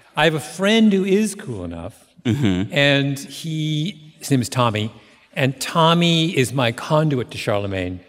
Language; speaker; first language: English; native; English